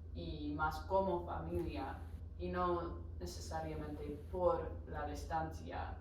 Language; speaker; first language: Spanish; non-native, learner; English